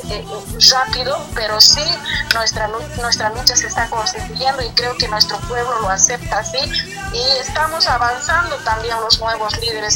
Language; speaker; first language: Spanish; native; Spanish